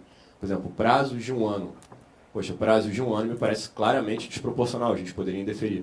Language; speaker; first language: Portuguese; native; Portuguese